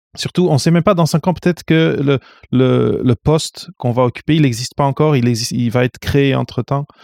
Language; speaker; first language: French; non-native, fluent; Portuguese